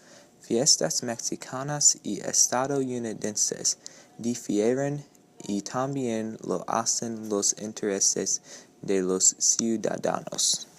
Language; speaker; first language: Spanish; non-native, learner; English